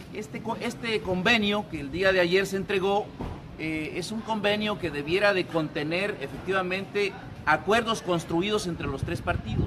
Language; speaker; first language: Spanish; native; Spanish